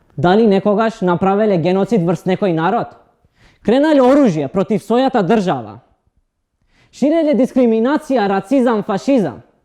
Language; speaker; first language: Macedonian; non-native, local second language; Romany